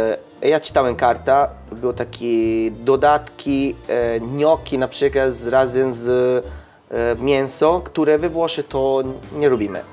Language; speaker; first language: Polish; non-native, learner; Italian